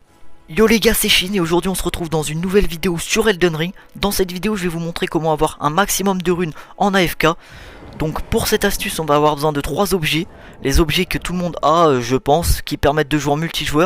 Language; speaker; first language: French; native; French